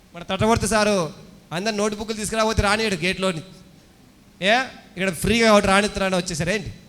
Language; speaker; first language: Telugu; native; Telugu